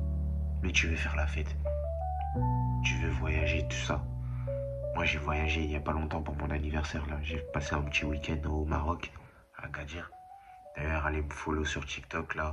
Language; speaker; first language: French; native; French